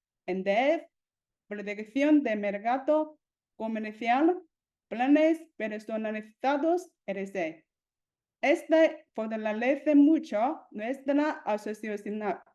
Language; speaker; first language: Spanish; non-native, fluent; Chinese